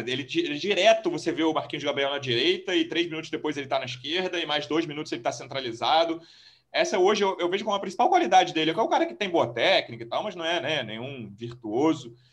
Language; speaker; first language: Portuguese; native; Portuguese